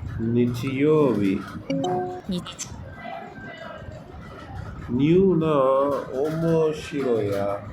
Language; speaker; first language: Japanese; non-native, learner; Tamil